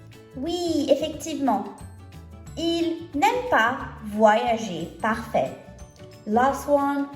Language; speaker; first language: French; non-native, fluent; English